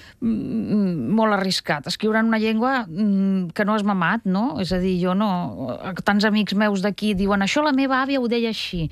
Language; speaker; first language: Catalan; non-native, fluent; Russian